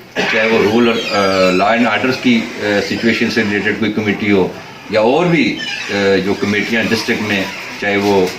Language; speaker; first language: Urdu; non-native, local second language; Northern Hindko